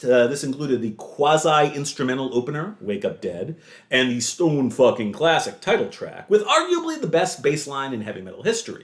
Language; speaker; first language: English; native; English